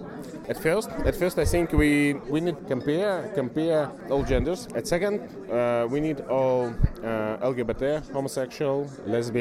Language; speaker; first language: English; non-native, learner; Russian